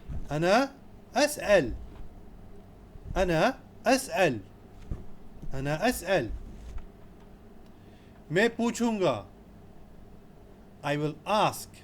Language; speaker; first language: Arabic; non-native, fluent; Urdu